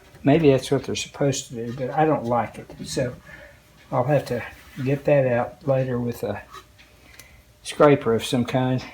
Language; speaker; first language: English; native; English